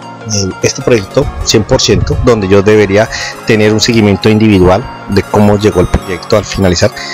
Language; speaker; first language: Spanish; native; Spanish